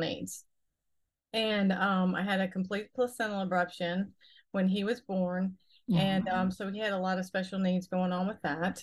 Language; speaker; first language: English; native; English